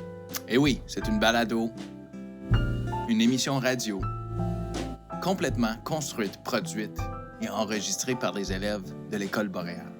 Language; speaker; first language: French; native; French